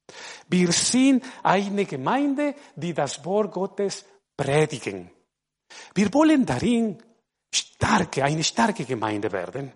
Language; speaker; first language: German; non-native, fluent; Spanish